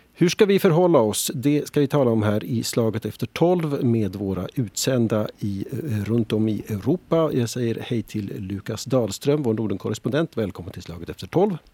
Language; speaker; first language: Swedish; native; Swedish